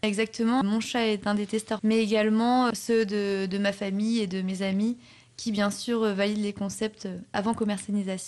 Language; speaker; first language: French; native; French